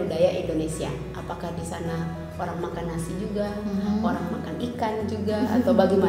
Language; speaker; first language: Indonesian; native; Indonesian